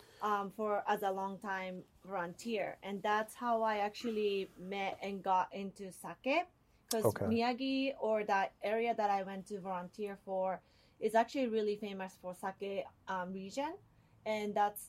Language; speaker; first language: English; non-native, fluent; Japanese